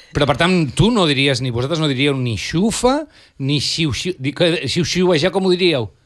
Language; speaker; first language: Catalan; native; Catalan